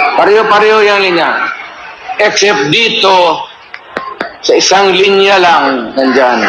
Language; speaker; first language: Filipino; non-native, local second language; Cebuano